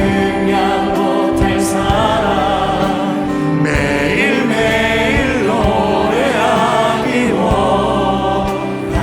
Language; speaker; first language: Korean; native; Korean